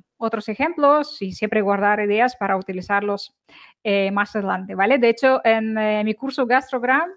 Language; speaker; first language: Spanish; non-native, fluent; Ukrainian